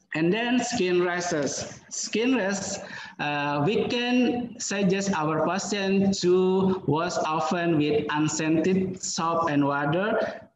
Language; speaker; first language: English; non-native, fluent; Indonesian